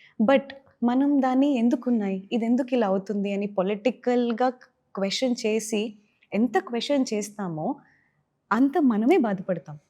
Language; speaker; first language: Telugu; native; Telugu